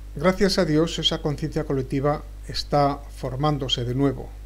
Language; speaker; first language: Spanish; native; Spanish